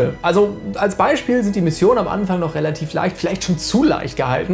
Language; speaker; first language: German; native; German